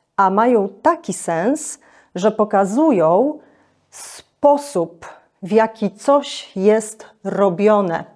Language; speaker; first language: Polish; native; Polish